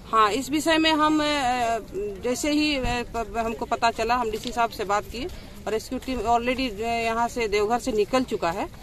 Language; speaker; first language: Hindi; native; Hindi